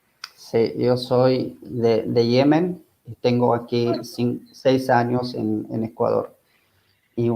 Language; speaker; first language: Spanish; non-native, fluent; Arabic